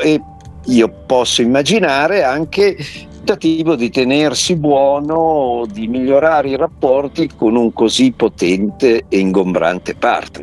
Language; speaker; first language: Italian; native; Italian